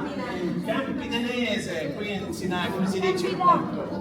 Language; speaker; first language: Italian; non-native, learner; English